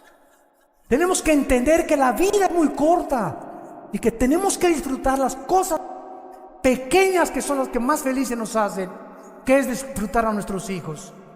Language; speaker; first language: Spanish; native; Spanish